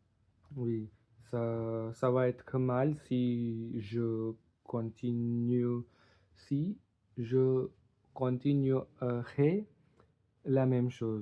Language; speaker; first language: French; non-native, learner; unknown